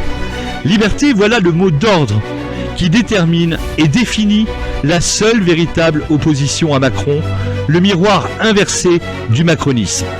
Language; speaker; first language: French; native; French